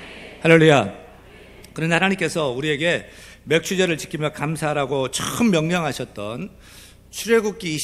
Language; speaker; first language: Korean; native; Korean